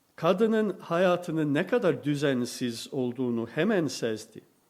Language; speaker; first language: Turkish; non-native, fluent; English